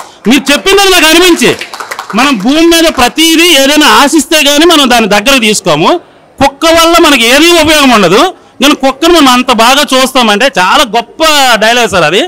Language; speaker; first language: Telugu; native; Telugu